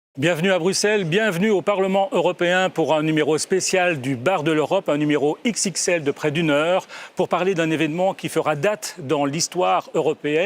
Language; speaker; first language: French; native; French